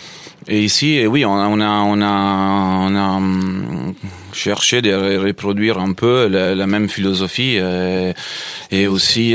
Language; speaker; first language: French; non-native, fluent; Italian